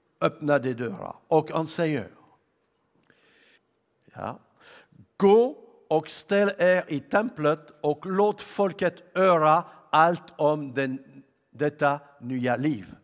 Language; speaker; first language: Swedish; non-native, learner; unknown